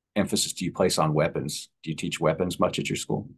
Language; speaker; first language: English; native; English